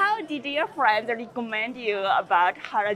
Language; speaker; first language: English; non-native, learner; Japanese